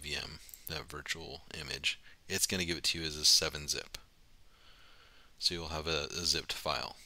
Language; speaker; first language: English; native; English